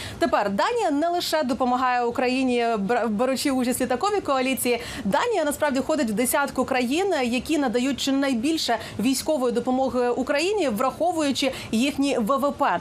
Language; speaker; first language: Ukrainian; native; Ukrainian